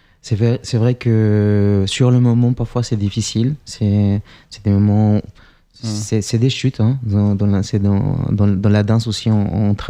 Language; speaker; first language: French; non-native, fluent; Spanish